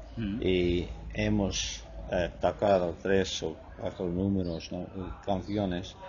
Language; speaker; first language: Spanish; non-native, fluent; English